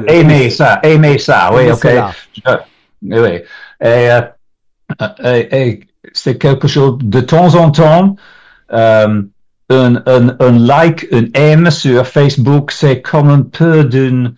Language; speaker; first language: French; non-native, learner; English